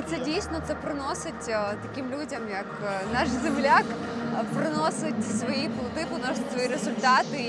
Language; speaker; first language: Ukrainian; native; Ukrainian